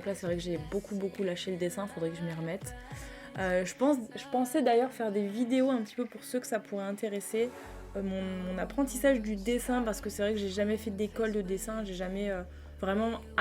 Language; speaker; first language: French; native; French